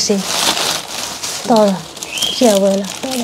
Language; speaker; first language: Spanish; non-native, learner; Indonesian